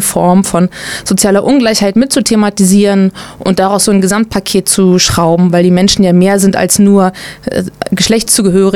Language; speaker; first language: German; native; German